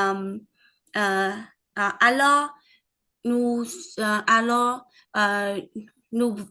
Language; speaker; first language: French; non-native, learner; Vietnamese